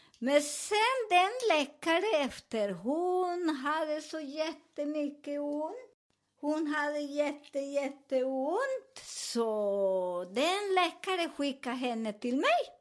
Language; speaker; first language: Swedish; non-native, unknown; Spanish